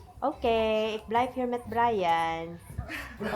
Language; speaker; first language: Dutch; non-native, learner; Filipino